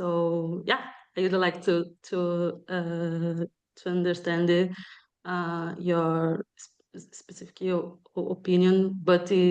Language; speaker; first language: English; non-native, learner; Portuguese